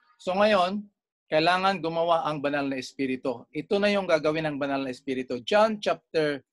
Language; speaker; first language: Filipino; non-native, local second language; Bikol